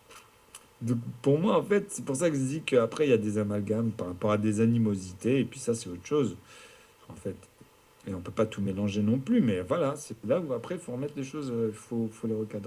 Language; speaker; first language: French; native; French